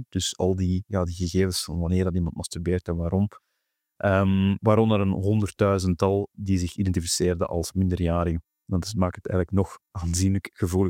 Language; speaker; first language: Dutch; native; Dutch